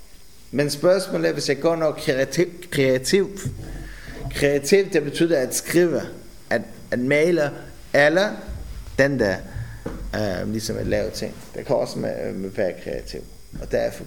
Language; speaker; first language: Danish; non-native, fluent; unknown